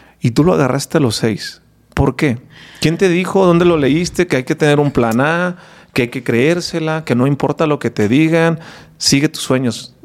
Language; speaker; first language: Spanish; native; Spanish